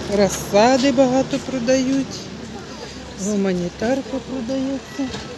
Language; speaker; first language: Ukrainian; native; Ukrainian